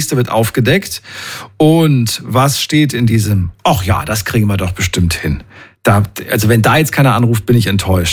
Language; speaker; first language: German; native; German